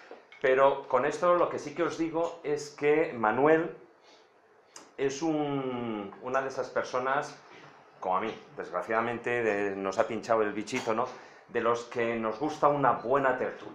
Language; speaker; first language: Spanish; native; Spanish